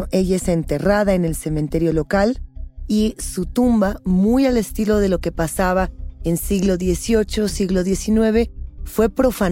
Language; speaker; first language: Spanish; native; Spanish